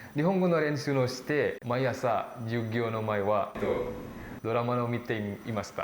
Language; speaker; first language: Japanese; non-native, learner; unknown